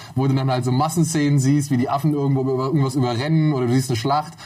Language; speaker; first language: German; native; German